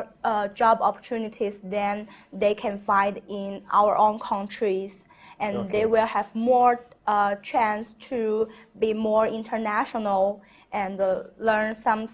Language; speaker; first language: English; non-native, learner; Chinese